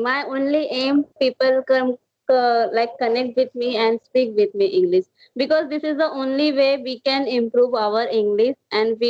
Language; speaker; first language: English; non-native, learner; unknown